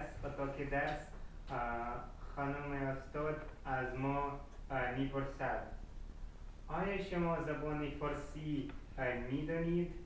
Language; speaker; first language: Persian; non-native, learner; Russian